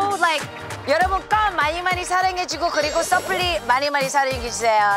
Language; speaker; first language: Korean; early bilingual, heritage; Korean